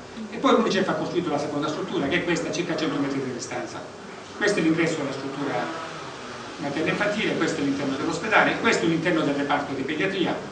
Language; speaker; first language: Italian; native; Italian